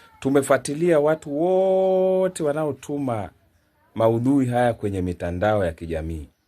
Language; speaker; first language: Swahili; native; Swahili